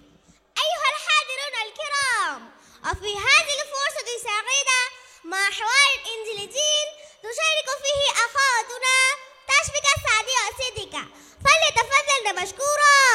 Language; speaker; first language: Arabic; non-native, learner; Bangla